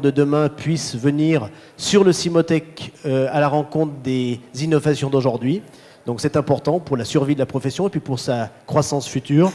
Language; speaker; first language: French; native; French